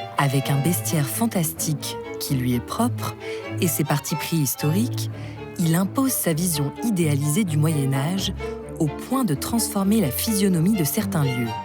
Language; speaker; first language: French; native; French